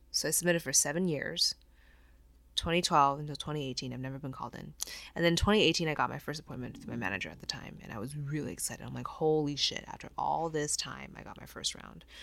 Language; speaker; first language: English; non-native, fluent; Chinese